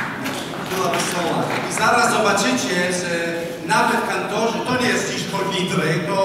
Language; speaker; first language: Polish; non-native, fluent; Hebrew